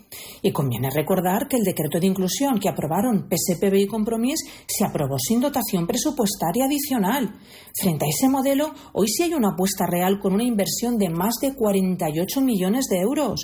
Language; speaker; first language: Spanish; native; Spanish